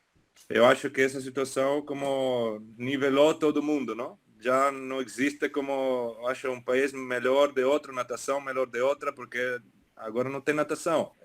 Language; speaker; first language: Portuguese; non-native, fluent; Italian